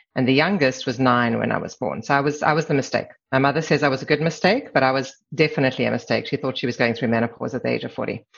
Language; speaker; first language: English; native; English